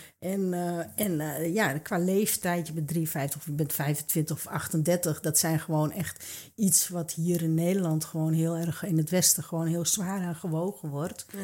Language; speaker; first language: Dutch; early bilingual, other home language; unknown